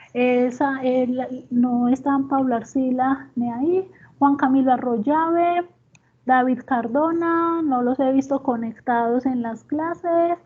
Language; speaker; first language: Spanish; native; Spanish